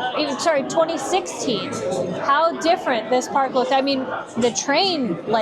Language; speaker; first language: English; native; English